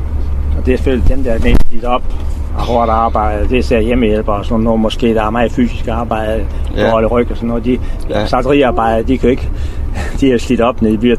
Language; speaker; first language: Danish; native; Danish